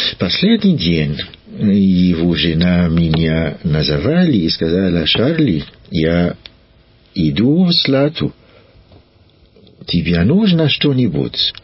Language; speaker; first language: Russian; non-native, learner; French